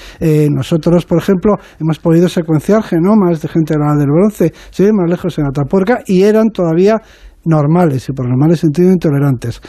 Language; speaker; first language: Spanish; native; Spanish